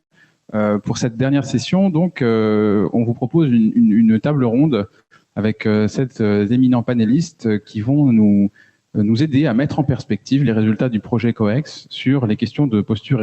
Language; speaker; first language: French; native; French